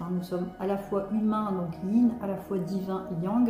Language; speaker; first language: French; native; French